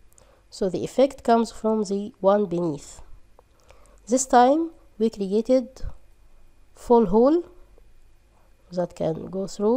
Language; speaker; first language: English; non-native, fluent; Arabic